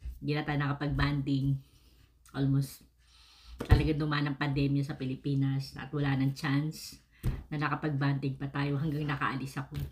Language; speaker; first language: Filipino; native; Filipino